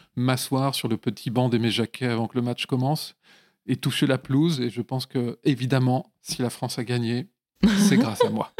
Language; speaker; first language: French; native; French